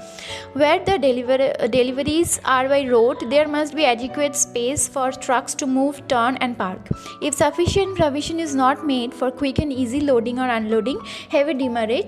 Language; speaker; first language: English; non-native, local second language; Bangla